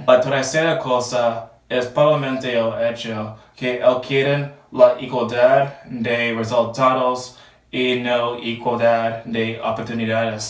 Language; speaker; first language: Spanish; non-native, learner; English